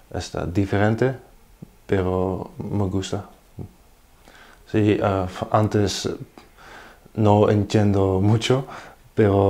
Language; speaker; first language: Spanish; non-native, learner; Dutch